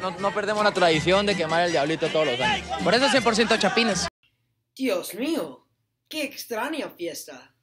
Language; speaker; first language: Spanish; non-native, learner; English